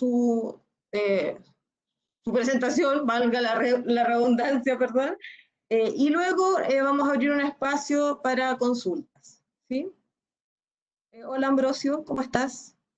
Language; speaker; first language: Spanish; native; Spanish